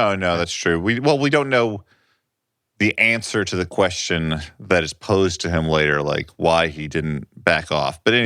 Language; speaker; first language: English; native; English